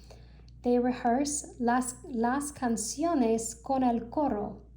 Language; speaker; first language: Spanish; non-native, learner; English